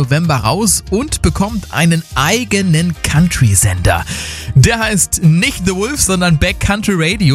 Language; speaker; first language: German; native; German